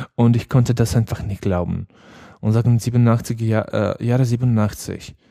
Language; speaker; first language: German; non-native, learner; Ukrainian